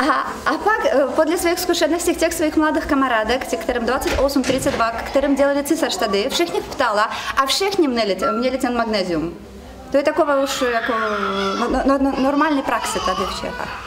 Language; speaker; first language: Czech; non-native, learner; Russian